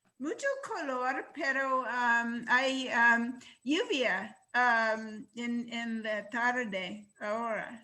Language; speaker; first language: Spanish; non-native, learner; English